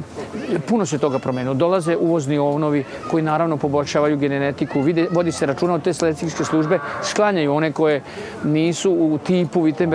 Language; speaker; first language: Serbian; native; Serbian